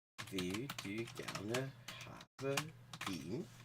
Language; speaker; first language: Danish; non-native, learner; German